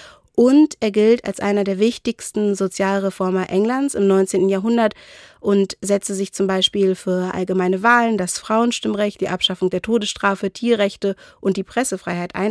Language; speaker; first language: German; native; German